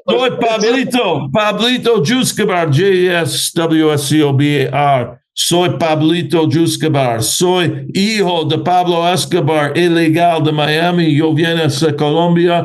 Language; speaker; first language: Spanish; non-native, learner; English